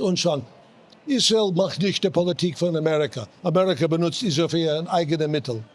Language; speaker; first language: German; non-native, fluent; English